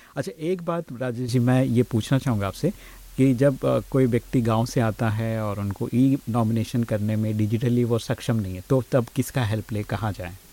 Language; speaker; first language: Hindi; native; Hindi